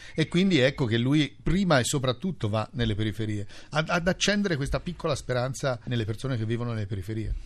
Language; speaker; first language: Italian; native; Italian